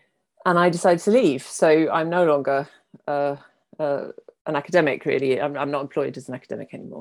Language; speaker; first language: English; native; English